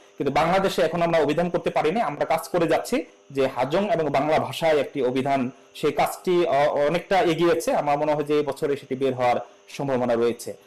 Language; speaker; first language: Bangla; non-native, local second language; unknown